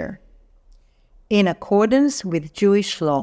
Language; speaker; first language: English; non-native, fluent; Hebrew